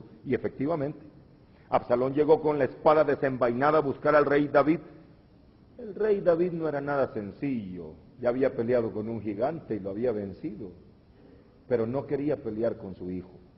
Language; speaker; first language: Spanish; native; Spanish